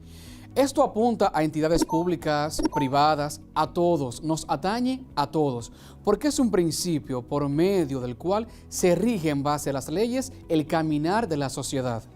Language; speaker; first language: Spanish; native; Spanish